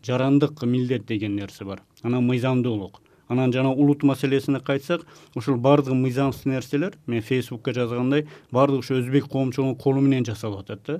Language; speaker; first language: Kyrgyz; non-native, local second language; Uzbek